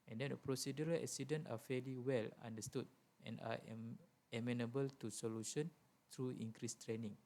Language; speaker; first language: English; non-native, local second language; Malay